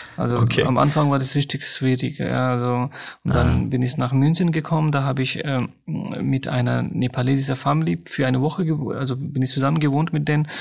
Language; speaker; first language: German; non-native, fluent; Nepali